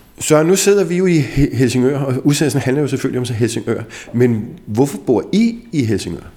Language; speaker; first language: Danish; native; Danish